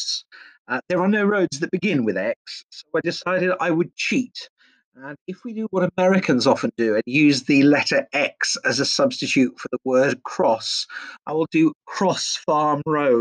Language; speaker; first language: English; native; English